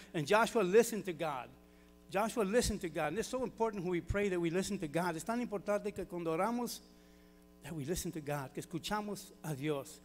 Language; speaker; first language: English; early bilingual, other home language; Spanish